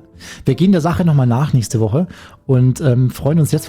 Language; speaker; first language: German; native; German